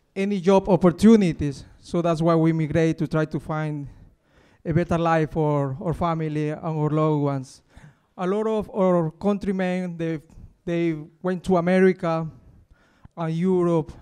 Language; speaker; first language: English; non-native, fluent; Spanish